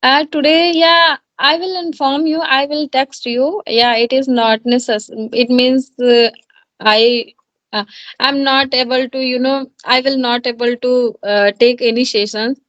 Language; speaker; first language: English; non-native, learner; Hindi